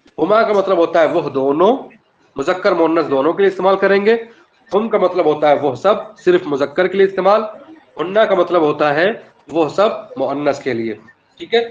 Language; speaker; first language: Urdu; native; Urdu